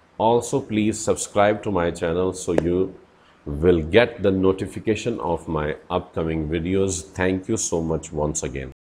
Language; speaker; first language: English; non-native, local second language; Urdu